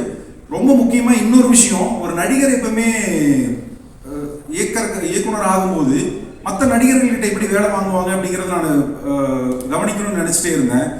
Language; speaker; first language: Tamil; native; Tamil